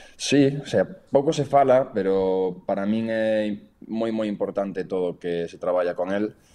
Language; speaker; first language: Galician; native; Galician